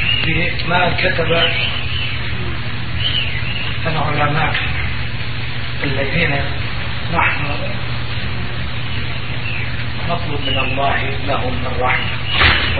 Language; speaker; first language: Arabic; non-native, fluent; Turkish